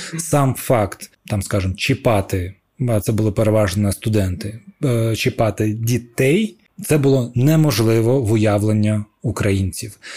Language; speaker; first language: Ukrainian; non-native, local second language; Russian